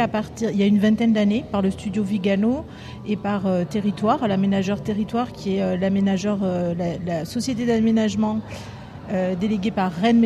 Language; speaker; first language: French; native; French